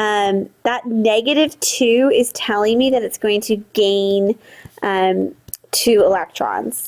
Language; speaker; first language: English; native; English